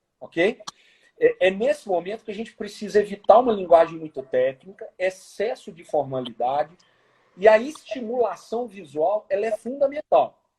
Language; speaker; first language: Portuguese; native; Portuguese